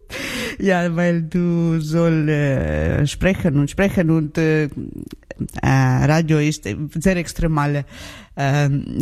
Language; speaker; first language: German; non-native, learner; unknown